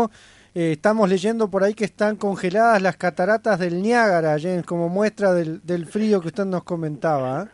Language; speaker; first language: Spanish; native; Spanish